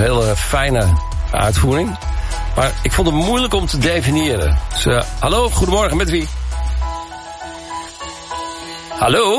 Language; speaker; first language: Dutch; native; Dutch